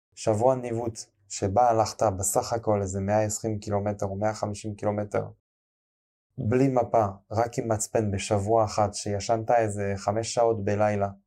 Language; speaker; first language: Hebrew; non-native, fluent; French